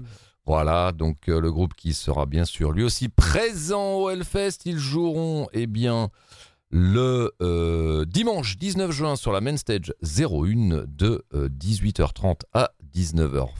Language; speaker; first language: French; native; French